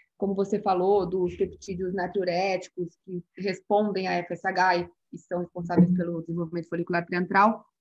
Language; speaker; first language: Portuguese; native; Portuguese